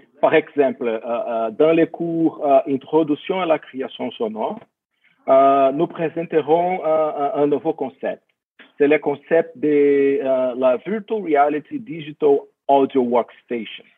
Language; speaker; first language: French; non-native, fluent; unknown